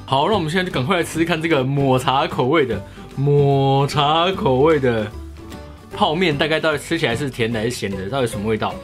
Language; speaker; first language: Chinese; native; Chinese